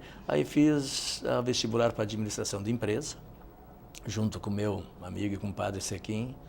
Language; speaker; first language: Portuguese; native; Portuguese